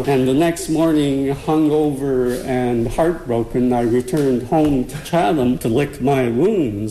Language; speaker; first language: English; native; English